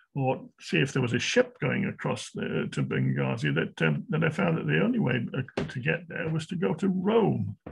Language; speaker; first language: English; native; English